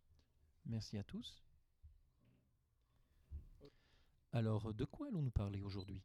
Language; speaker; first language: French; native; French